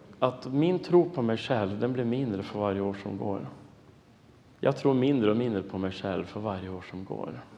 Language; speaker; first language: Swedish; non-native, fluent; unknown